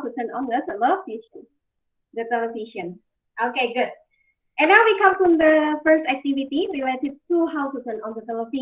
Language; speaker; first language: English; non-native, fluent; Indonesian